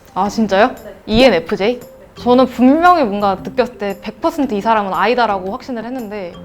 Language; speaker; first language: Korean; native; Korean